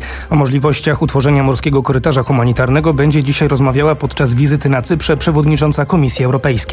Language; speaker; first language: Polish; native; Polish